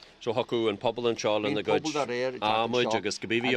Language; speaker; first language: Irish; native; Irish